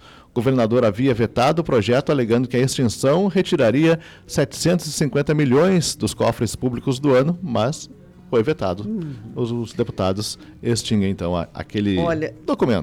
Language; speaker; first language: Portuguese; native; Portuguese